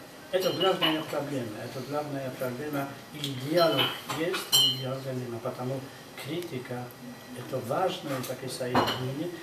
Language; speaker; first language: Russian; non-native, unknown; Polish